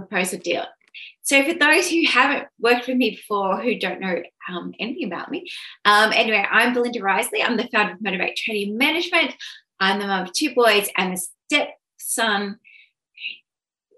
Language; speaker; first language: English; native; English